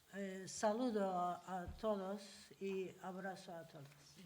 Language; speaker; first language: Spanish; non-native, learner; Turkish